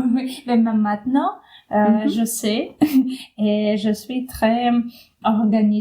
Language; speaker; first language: French; non-native, fluent; Ukrainian